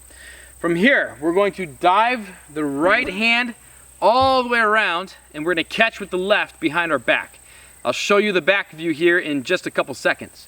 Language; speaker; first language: English; native; English